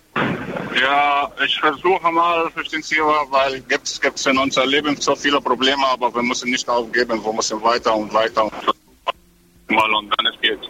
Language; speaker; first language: German; non-native, learner; Arabic